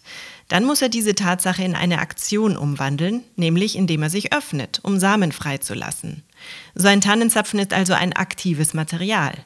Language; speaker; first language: German; native; German